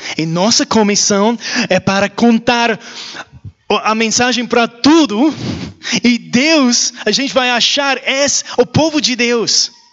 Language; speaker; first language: Portuguese; non-native, learner; English